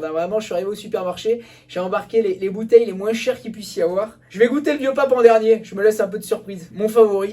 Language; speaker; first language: French; native; French